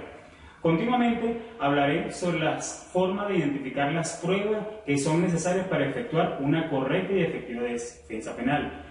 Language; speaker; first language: Spanish; native; Spanish